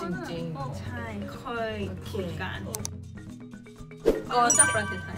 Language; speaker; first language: Thai; non-native, learner; Korean